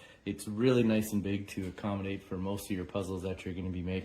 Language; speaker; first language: English; native; English